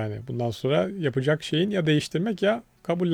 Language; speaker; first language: Turkish; native; Turkish